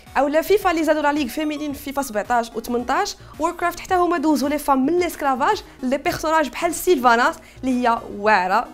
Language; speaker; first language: French; non-native, local second language; Arabic